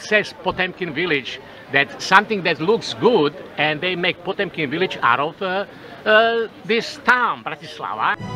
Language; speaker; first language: English; non-native, fluent; Slovak